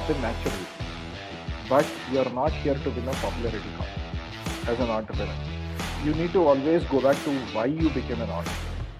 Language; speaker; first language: English; non-native, local second language; Kannada